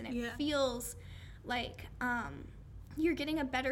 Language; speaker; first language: English; native; English